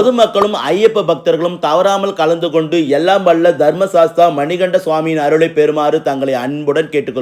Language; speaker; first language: Tamil; native; Tamil